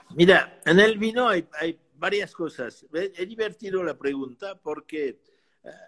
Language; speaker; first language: Spanish; non-native, fluent; French